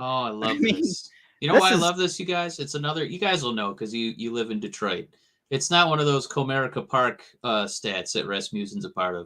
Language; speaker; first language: English; native; English